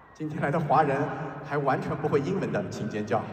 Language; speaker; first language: Chinese; native; Chinese